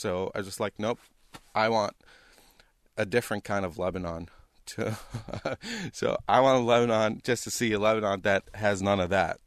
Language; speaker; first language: English; non-native, fluent; Arabic